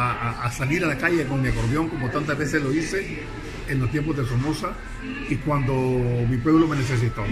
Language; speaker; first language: Spanish; native; Spanish